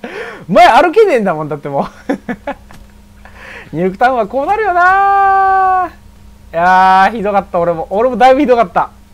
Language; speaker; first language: Japanese; native; Japanese